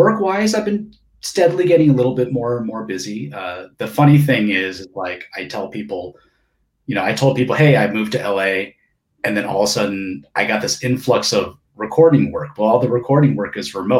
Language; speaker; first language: English; early bilingual, other home language; Japanese